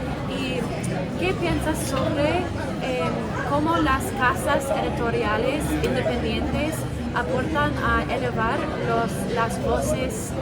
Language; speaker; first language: Spanish; non-native, learner; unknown